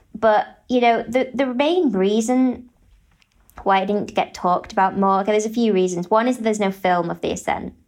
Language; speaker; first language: English; native; English